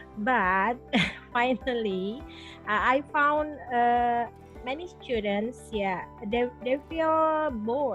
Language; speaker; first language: English; non-native, local second language; Indonesian